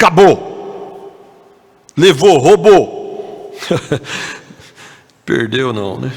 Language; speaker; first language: Portuguese; native; Portuguese